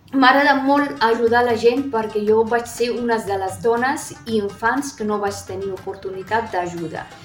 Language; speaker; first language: Catalan; non-native, fluent; Persian